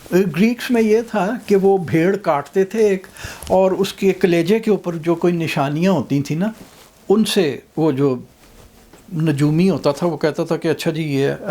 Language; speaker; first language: Urdu; non-native, local second language; Punjabi